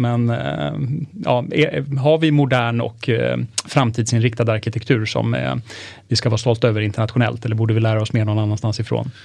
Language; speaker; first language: Swedish; native; Swedish